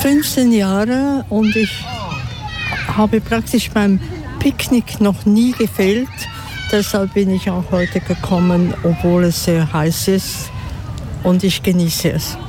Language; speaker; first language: German; non-native, fluent; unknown